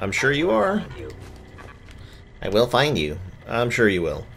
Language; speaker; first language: English; native; English